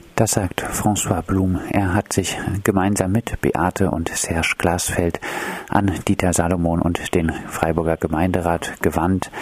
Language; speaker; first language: German; native; German